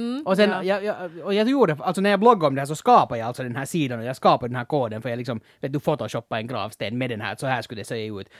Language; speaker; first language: Swedish; native; Swedish